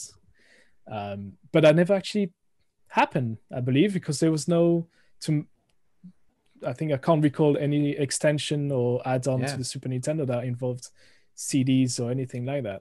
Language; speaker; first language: English; non-native, fluent; French